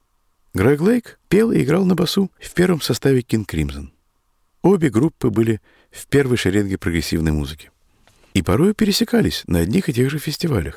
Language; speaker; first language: Russian; native; Russian